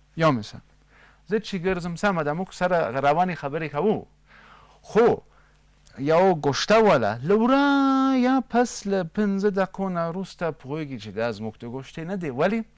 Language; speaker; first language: Pashto; non-native, fluent; German